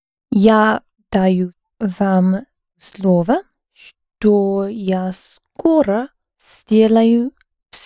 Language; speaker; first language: Russian; non-native, learner; English